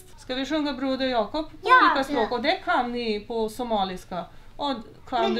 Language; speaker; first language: Swedish; non-native, fluent; Slovenian